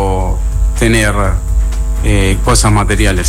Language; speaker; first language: Spanish; native; Spanish